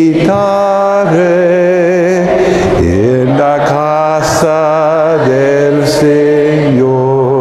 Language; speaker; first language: Spanish; non-native, fluent; English